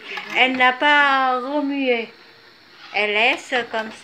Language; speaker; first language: French; non-native, fluent; Vietnamese